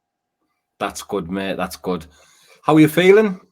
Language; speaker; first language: English; native; English